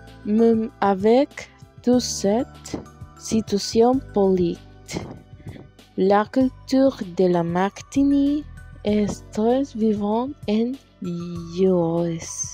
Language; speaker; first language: French; non-native, learner; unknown